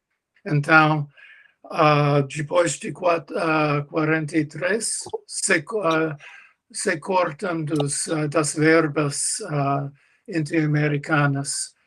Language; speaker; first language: Portuguese; non-native, learner; English